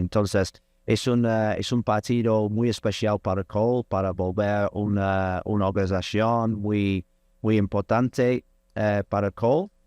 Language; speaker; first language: Spanish; non-native, learner; English